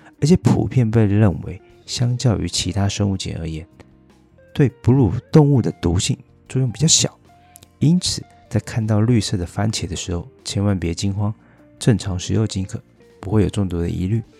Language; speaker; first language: Chinese; native; Chinese